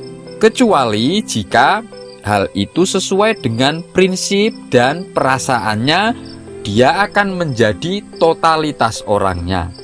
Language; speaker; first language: Indonesian; non-native, local second language; Javanese